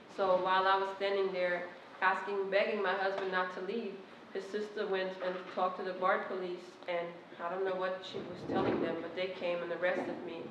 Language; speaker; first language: English; non-native, fluent; Persian